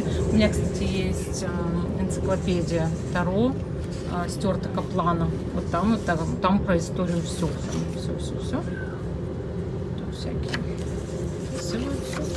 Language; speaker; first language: Russian; native; Russian